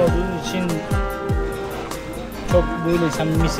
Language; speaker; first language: Turkish; non-native, fluent; Tajik